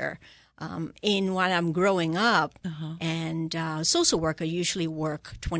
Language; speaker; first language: English; non-native, local second language; Cantonese